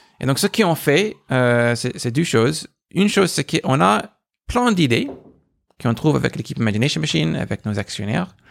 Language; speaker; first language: French; non-native, fluent; English